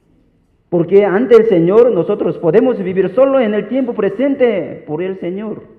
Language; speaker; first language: Spanish; non-native, fluent; Korean